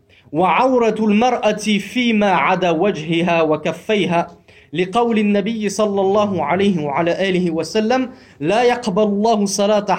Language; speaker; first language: Arabic; non-native, fluent; French